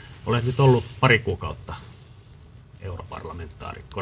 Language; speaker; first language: Finnish; native; Finnish